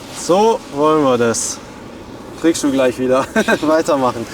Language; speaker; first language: German; native; German